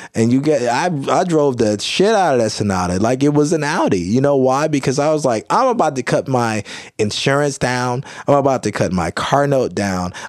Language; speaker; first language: English; native; English